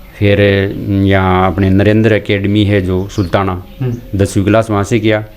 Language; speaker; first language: Hindi; native; Hindi